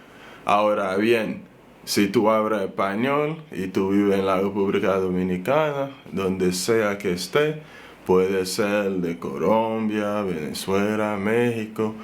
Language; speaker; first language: Spanish; non-native, fluent; Haitian Creole